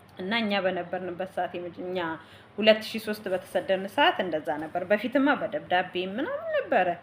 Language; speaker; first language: Amharic; native; Amharic